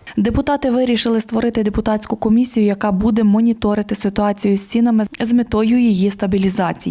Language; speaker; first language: Ukrainian; native; Ukrainian